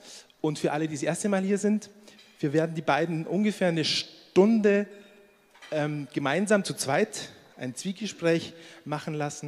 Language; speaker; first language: German; native; German